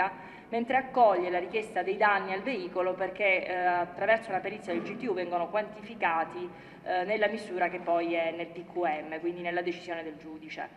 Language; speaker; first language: Italian; native; Italian